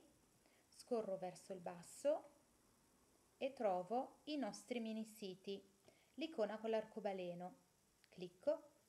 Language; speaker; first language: Italian; native; Italian